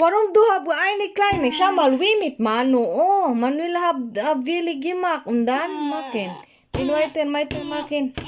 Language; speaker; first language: German; non-native, learner; Cebuano